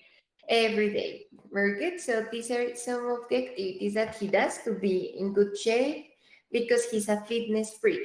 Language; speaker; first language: English; non-native, fluent; Spanish